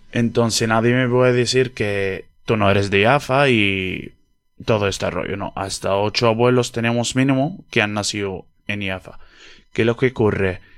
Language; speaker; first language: Spanish; non-native, fluent; Arabic